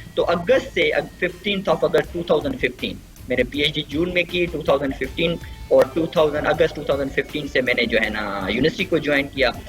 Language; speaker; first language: Urdu; non-native, local second language; Sindhi